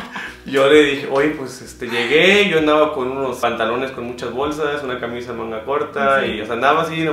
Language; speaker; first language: Spanish; native; Spanish